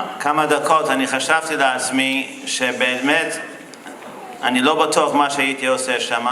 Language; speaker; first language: Hebrew; non-native, fluent; English